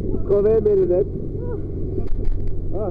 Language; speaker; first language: French; non-native, learner; English